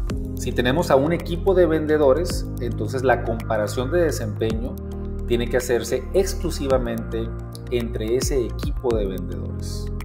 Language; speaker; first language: Spanish; native; Spanish